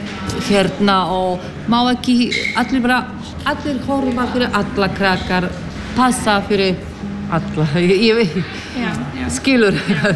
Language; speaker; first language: Icelandic; non-native, learner; Polish